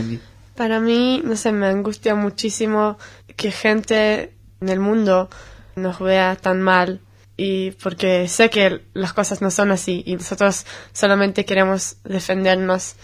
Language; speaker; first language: Spanish; non-native, fluent; Hebrew